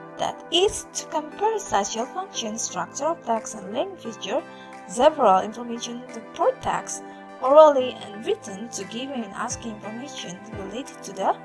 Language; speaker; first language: English; non-native, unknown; Indonesian